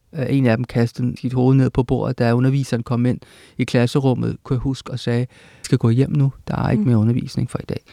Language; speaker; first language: Danish; native; Danish